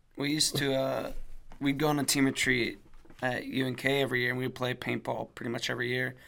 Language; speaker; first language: English; native; English